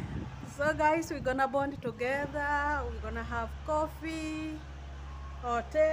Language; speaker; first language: English; non-native, learner; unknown